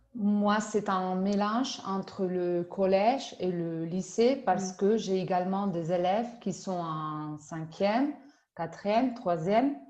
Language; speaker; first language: French; non-native, fluent; Spanish